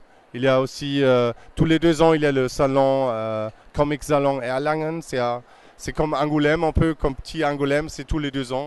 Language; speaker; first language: French; non-native, fluent; German